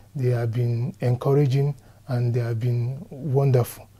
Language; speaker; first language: English; non-native, local second language; Yoruba